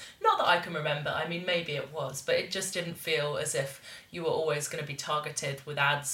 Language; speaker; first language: English; native; English